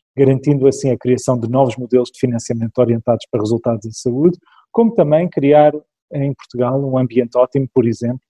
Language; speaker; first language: Portuguese; early bilingual, other home language; English